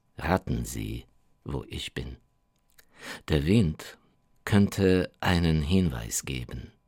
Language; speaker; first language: German; non-native, fluent; Ukrainian